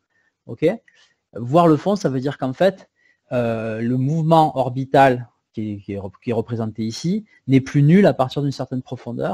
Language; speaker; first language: French; native; French